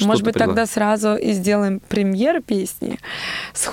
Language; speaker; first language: Russian; native; Russian